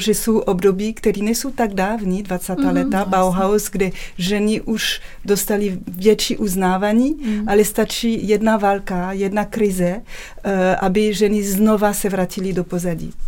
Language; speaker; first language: Czech; non-native, fluent; French